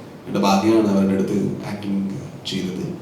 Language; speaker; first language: Malayalam; non-native, learner; Kannada